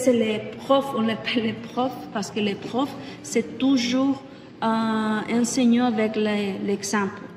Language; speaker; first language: French; non-native, learner; Spanish